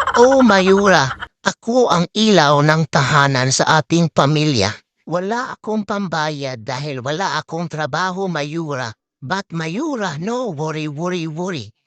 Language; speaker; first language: Filipino; native; Filipino